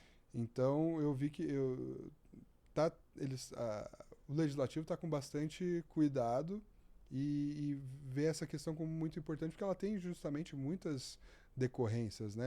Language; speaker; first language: Portuguese; native; Portuguese